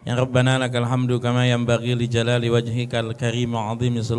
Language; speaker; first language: Indonesian; native; Indonesian